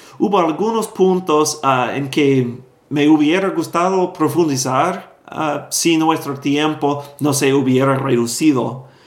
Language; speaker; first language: Spanish; non-native, fluent; English